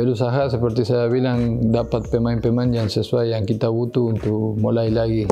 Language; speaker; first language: Indonesian; non-native, fluent; Spanish